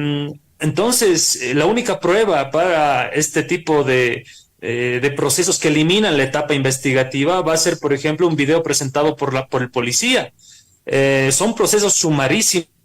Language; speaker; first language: Spanish; native; Spanish